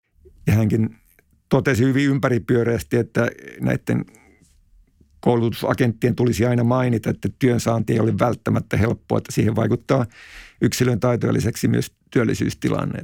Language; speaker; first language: Finnish; native; Finnish